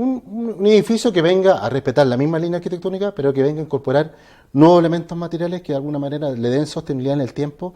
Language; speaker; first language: Spanish; native; Spanish